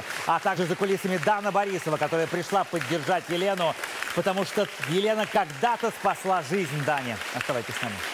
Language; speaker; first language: Russian; native; Russian